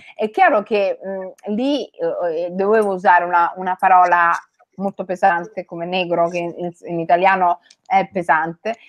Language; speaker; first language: Italian; early bilingual, other home language; Somali